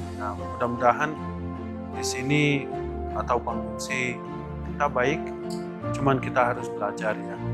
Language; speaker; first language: Indonesian; non-native, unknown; Persian